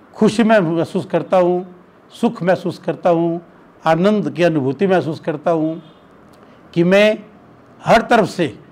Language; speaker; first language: Hindi; native; Hindi